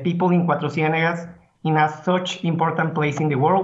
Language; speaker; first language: English; non-native, fluent; Spanish